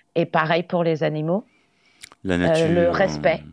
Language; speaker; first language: French; native; French